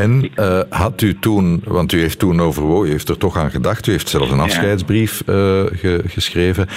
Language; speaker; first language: Dutch; native; Dutch